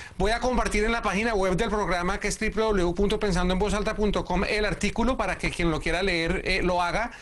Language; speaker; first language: Spanish; native; Spanish